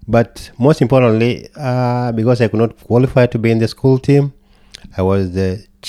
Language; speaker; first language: English; non-native, local second language; Gusii